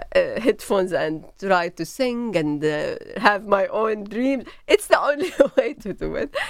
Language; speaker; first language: English; non-native, learner; Arabic